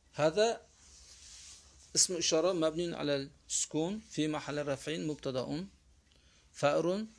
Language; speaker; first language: Arabic; non-native, fluent; Uzbek